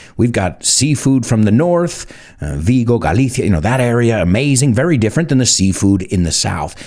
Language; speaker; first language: English; early bilingual, other home language; Spanish